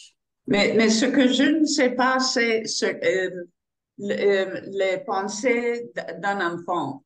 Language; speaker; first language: French; non-native, learner; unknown